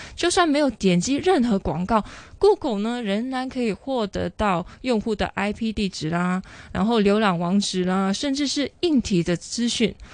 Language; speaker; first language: Chinese; non-native, local second language; Cantonese